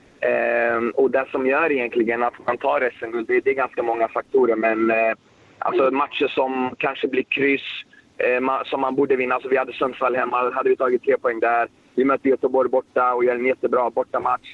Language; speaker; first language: Swedish; native; Swedish